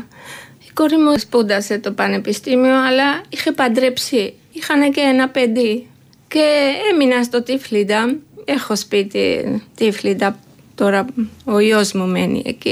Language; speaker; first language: Greek; non-native, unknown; Georgian